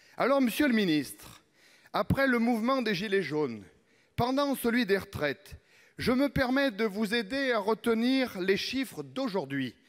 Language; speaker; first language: French; native; French